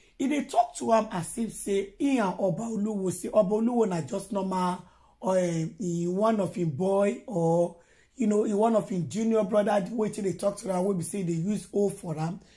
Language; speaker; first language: Nigerian Pidgin; non-native, local second language; Yoruba